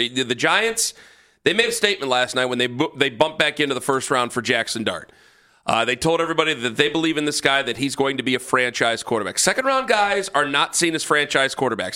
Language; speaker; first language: English; native; English